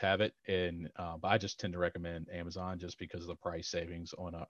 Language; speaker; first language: English; native; English